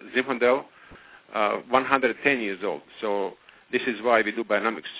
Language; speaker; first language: English; non-native, fluent; Croatian